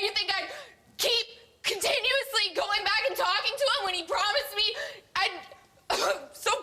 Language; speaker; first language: English; native; English